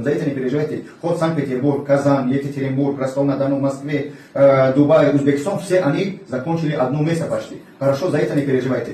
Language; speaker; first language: Russian; non-native, fluent; Tajik